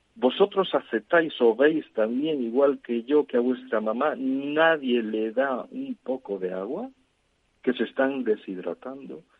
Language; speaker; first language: Spanish; native; Spanish